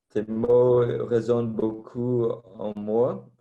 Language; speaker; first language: French; non-native, fluent; Vietnamese